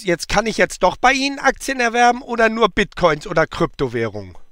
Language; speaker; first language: German; native; German